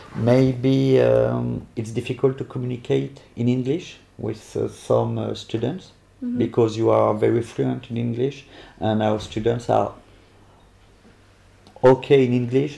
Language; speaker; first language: English; non-native, learner; French